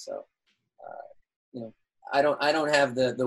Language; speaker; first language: English; native; English